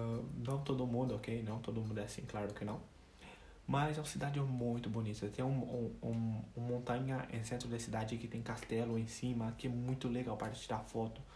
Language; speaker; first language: Portuguese; non-native, fluent; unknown